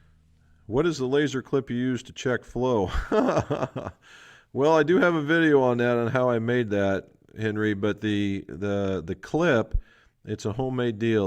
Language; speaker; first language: English; native; English